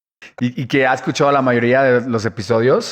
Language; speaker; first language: Spanish; native; Spanish